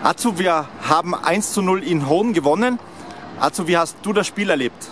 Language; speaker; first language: German; native; German